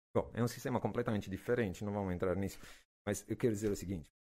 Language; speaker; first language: Portuguese; non-native, fluent; Italian